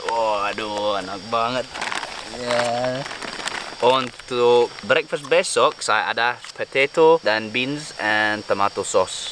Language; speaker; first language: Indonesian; non-native, learner; English